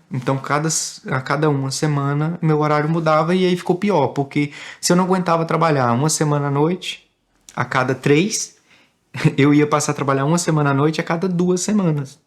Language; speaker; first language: Portuguese; native; Portuguese